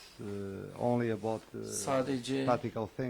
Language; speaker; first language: English; non-native, fluent; Portuguese